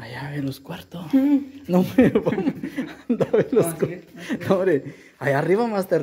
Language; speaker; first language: Spanish; native; Spanish